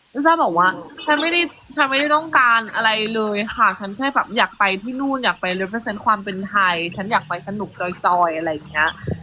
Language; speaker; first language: Thai; native; Thai